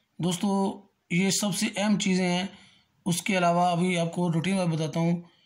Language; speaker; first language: Urdu; non-native, local second language; Punjabi